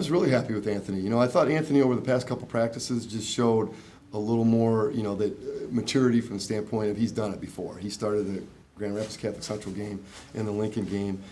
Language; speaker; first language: English; native; English